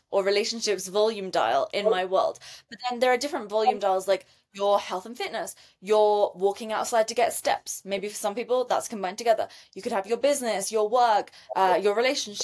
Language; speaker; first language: English; native; English